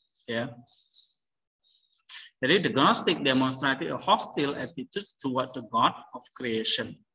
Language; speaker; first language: English; non-native, fluent; Indonesian